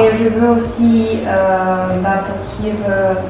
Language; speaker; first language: French; non-native, learner; Romanian